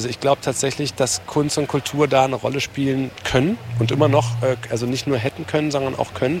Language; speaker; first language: German; native; German